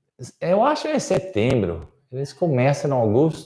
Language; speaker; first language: Portuguese; non-native, fluent; English